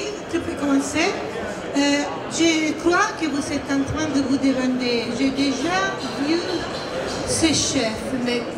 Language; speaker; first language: French; non-native, fluent; Italian